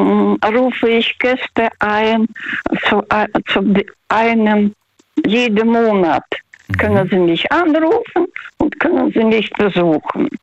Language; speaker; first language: German; non-native, fluent; Russian